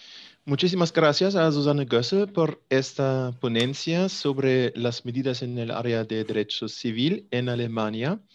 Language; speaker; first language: Spanish; non-native, fluent; German